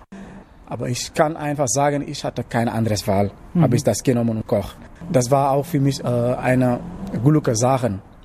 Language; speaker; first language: German; non-native, learner; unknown